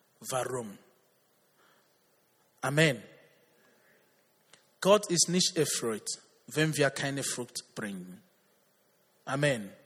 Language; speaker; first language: German; non-native, learner; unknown